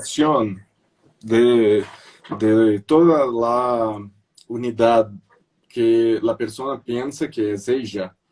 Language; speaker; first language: Spanish; non-native, fluent; Portuguese